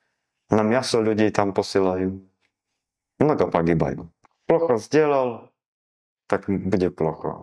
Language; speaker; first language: Russian; non-native, learner; Slovak